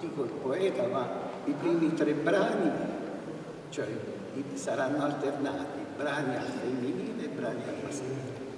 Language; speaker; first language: Italian; native; Italian